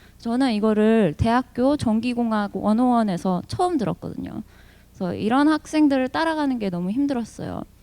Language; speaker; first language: Korean; early bilingual, heritage; Korean